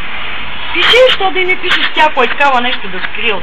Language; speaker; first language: Bulgarian; native; Bulgarian